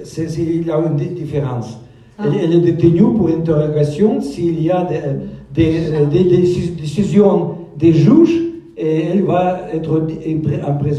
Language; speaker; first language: French; non-native, fluent; Russian